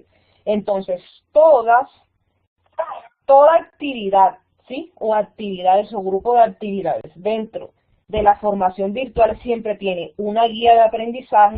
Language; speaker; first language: Spanish; native; Spanish